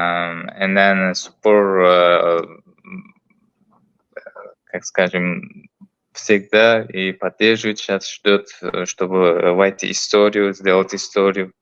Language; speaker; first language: Russian; non-native, learner; Uzbek